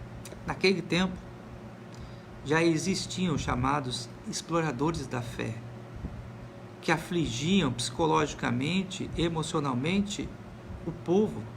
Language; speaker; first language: Portuguese; native; Portuguese